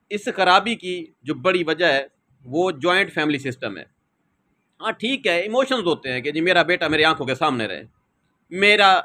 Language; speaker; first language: Urdu; non-native, local second language; Saraiki